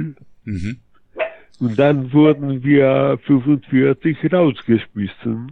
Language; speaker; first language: German; non-native, fluent; Polish